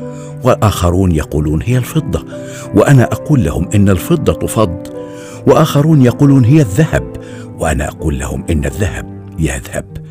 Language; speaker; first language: Arabic; native; Arabic